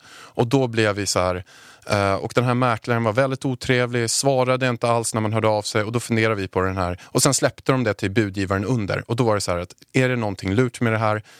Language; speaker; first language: Swedish; native; Swedish